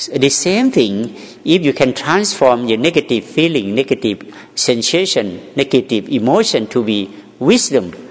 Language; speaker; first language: English; non-native, learner; Thai